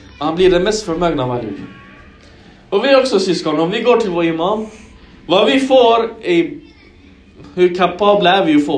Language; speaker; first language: Swedish; early bilingual, other home language; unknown